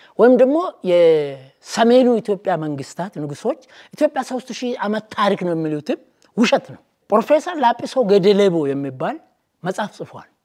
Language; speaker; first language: Amharic; non-native, local second language; Oromo